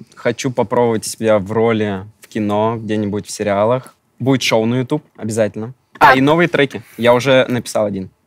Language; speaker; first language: Russian; native; Russian